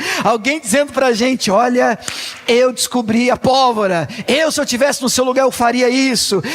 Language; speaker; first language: Portuguese; native; Portuguese